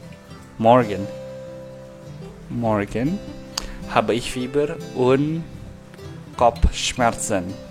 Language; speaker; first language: German; non-native, learner; Indonesian